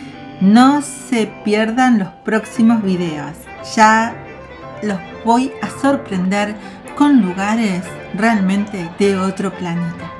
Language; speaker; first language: Spanish; native; Spanish